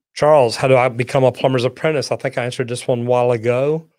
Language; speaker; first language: English; native; English